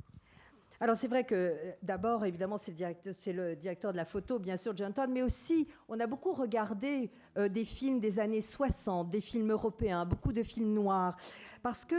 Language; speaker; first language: French; native; French